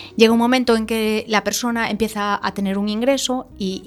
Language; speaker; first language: Spanish; native; Spanish